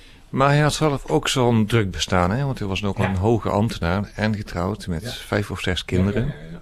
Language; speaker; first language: Dutch; native; Dutch